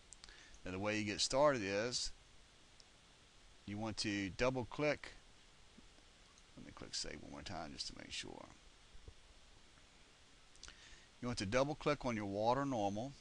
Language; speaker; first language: English; native; English